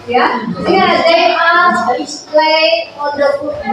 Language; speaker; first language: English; non-native, learner; Indonesian